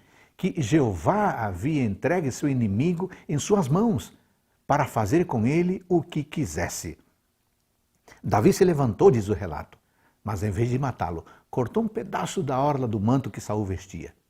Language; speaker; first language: Portuguese; native; Portuguese